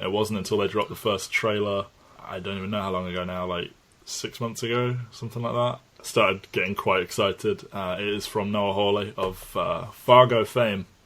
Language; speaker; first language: English; native; English